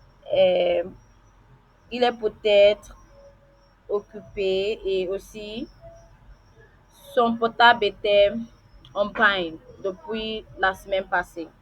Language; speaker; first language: French; non-native, learner; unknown